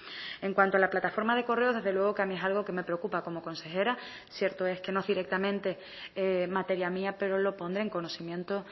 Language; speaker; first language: Spanish; native; Spanish